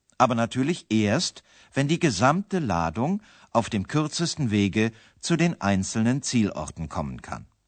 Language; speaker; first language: German; native; German